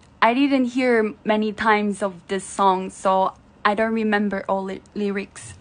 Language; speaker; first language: English; non-native, fluent; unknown